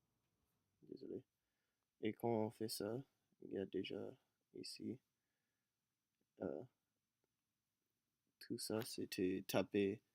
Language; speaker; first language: French; non-native, learner; English